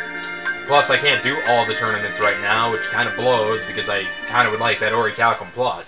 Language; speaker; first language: English; native; English